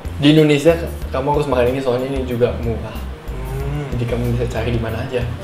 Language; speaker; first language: Indonesian; native; Indonesian